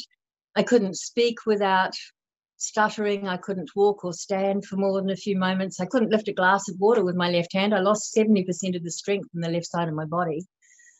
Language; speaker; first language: English; native; English